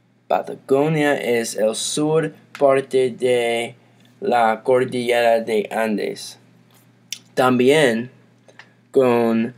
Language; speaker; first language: Spanish; non-native, learner; English